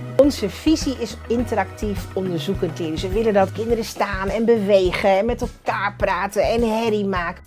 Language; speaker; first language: Dutch; early bilingual, other home language; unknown